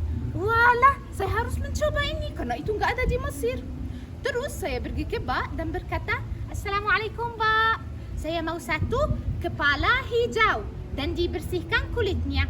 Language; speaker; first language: Indonesian; non-native, learner; Arabic